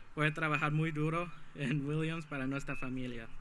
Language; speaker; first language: Spanish; early bilingual, heritage; Spanish